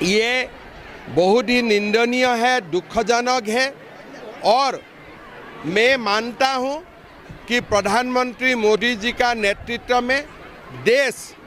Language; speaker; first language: Hindi; non-native, local second language; Assamese